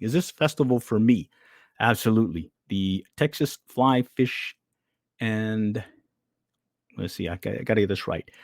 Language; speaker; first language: English; native; English